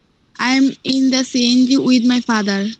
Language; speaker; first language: English; non-native, learner; Bangla